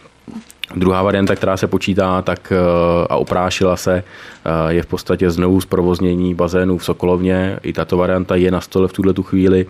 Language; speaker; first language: Czech; native; Czech